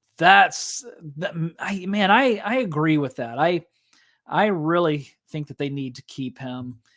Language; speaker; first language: English; native; English